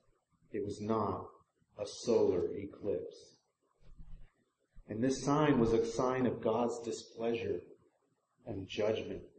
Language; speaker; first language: English; native; English